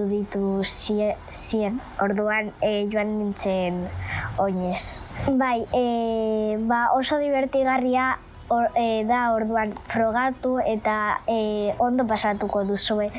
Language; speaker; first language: Basque; non-native, local second language; Spanish